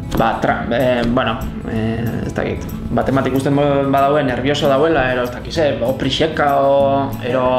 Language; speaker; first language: Basque; native; Basque